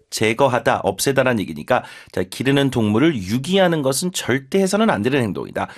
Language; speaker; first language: Korean; native; Korean